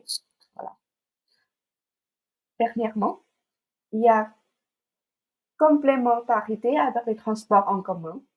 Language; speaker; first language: French; non-native, fluent; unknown